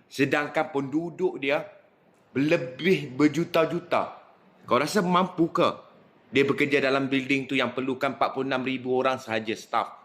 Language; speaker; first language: Malay; native; Malay